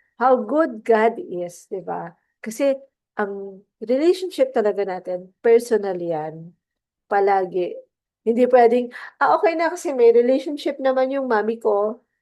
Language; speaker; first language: Filipino; non-native, local second language; Cebuano